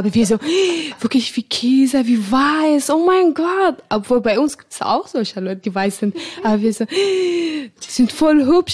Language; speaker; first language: German; non-native, fluent; Arabic